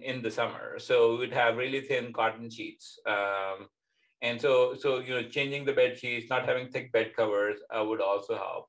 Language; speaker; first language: English; non-native, local second language; Urdu